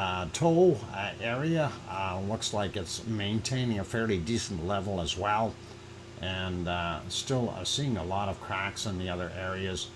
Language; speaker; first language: English; native; English